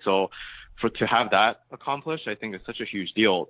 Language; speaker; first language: English; early bilingual, other home language; Japanese